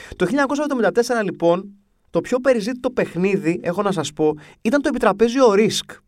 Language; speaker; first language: Greek; early bilingual, other home language; English